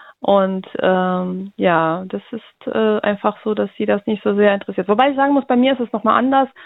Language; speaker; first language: German; early bilingual, other home language; Russian